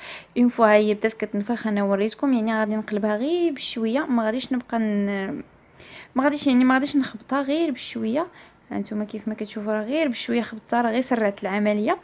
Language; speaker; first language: Arabic; native; Arabic